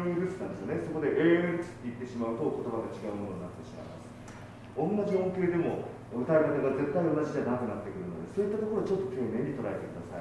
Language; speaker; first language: Japanese; native; Japanese